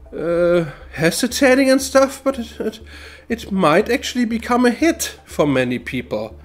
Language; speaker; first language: English; non-native, fluent; German